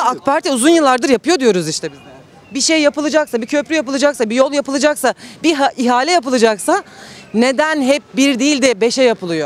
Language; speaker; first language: Turkish; native; Turkish